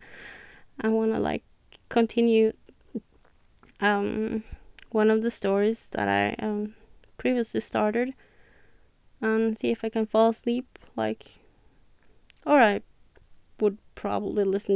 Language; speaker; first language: English; non-native, fluent; Norwegian